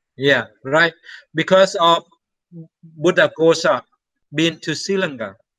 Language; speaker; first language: English; non-native, fluent; Thai